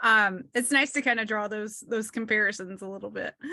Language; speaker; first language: English; native; English